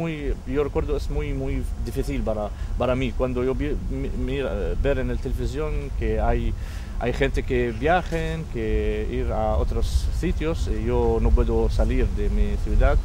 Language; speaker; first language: Spanish; non-native, fluent; Arabic